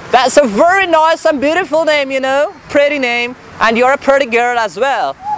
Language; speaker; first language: English; non-native, fluent; Persian